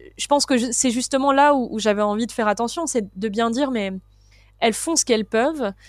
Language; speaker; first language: French; native; French